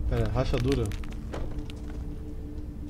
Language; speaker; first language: Portuguese; native; Portuguese